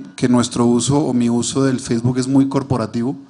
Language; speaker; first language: Spanish; native; Spanish